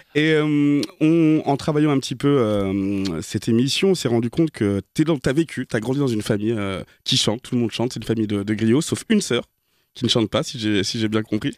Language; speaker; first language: French; native; French